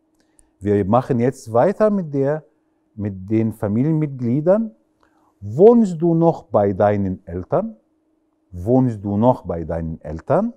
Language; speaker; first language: German; non-native, fluent; Arabic